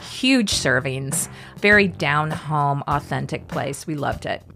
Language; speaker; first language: English; native; English